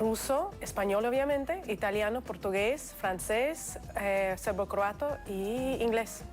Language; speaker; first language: Spanish; non-native, fluent; Russian